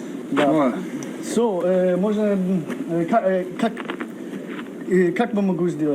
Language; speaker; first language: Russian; non-native, learner; English